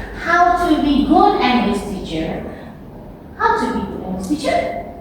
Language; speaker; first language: English; non-native, learner; Indonesian